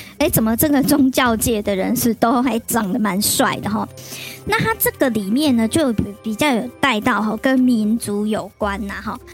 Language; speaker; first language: Chinese; native; Chinese